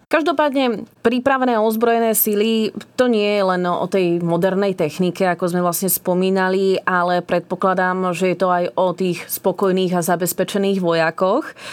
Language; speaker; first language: Slovak; native; Slovak